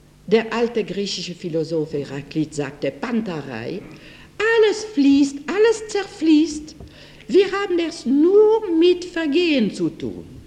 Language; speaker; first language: German; non-native, fluent; French